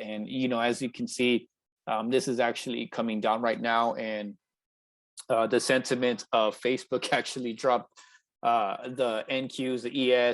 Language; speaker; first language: English; native; English